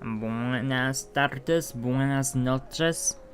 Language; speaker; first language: Spanish; non-native, learner; English